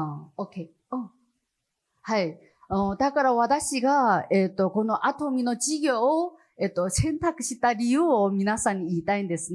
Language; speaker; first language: Japanese; non-native, fluent; Chinese